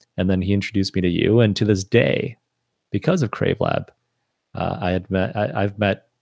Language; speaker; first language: English; early bilingual, other home language; Chinese